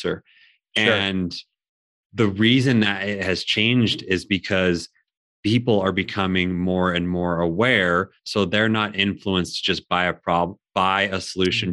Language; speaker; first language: English; native; English